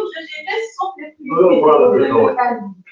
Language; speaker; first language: French; non-native, learner; Russian